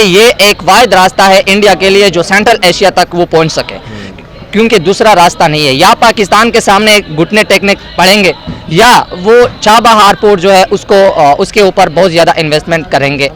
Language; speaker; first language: Hindi; non-native, local second language; Pashto